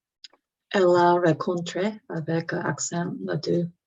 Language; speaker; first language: French; non-native, learner; English